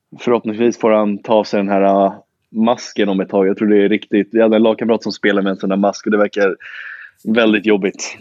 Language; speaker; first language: Swedish; native; Swedish